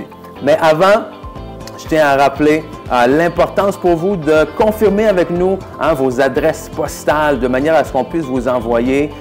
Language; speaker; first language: French; native; French